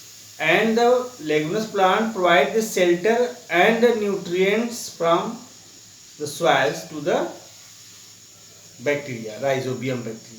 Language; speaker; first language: English; non-native, local second language; Hindi